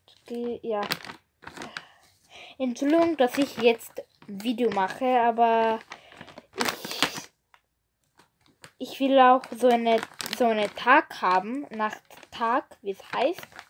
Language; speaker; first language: German; non-native, learner; Bulgarian